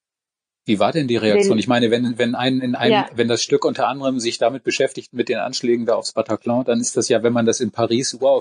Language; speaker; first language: German; native; German